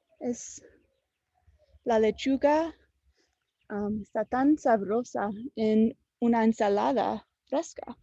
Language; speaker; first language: Spanish; non-native, fluent; English